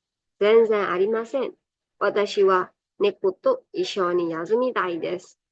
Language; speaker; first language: Japanese; non-native, fluent; Burmese